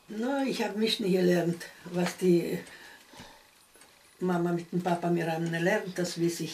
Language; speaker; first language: German; early bilingual, heritage; German